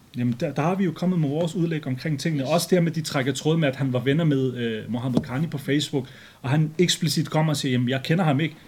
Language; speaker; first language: Danish; early bilingual, other home language; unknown